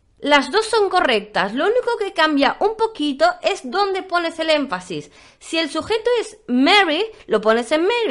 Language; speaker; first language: Spanish; native; Spanish